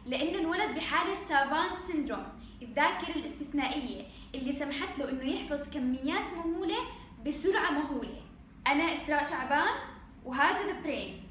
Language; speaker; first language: Arabic; native; Arabic